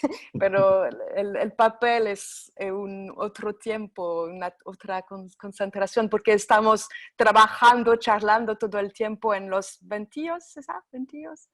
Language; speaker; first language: Spanish; non-native, fluent; French